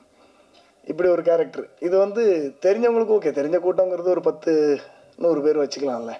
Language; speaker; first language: Tamil; native; Tamil